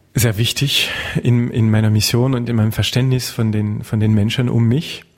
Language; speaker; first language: German; non-native, fluent; French